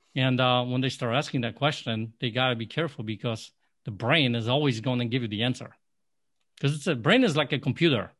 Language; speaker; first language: English; non-native, fluent; Polish